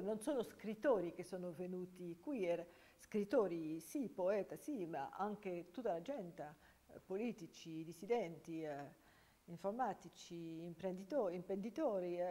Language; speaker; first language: Italian; non-native, fluent; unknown